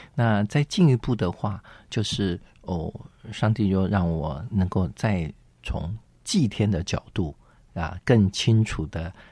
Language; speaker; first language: Chinese; native; Chinese